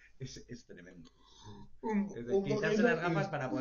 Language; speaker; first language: Spanish; native; Spanish